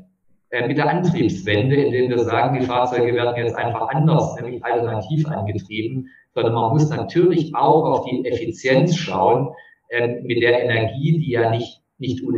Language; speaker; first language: German; native; German